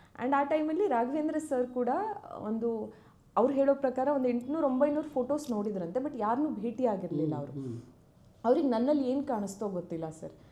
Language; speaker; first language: Kannada; native; Kannada